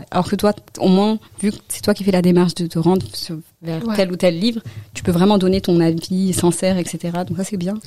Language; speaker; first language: French; native; French